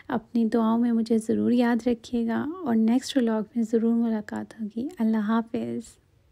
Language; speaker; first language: Urdu; native; Urdu